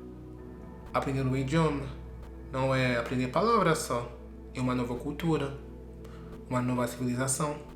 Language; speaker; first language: Portuguese; non-native, fluent; French